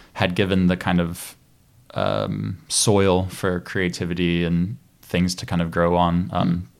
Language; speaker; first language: English; native; English